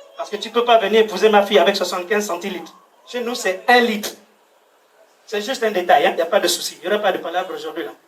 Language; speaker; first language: French; non-native, local second language; Fang